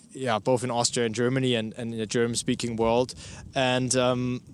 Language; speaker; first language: English; non-native, fluent; German